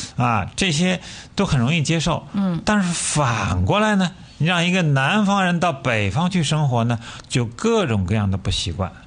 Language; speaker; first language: Chinese; native; Chinese